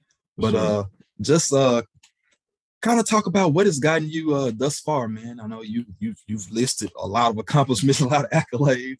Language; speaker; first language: English; native; English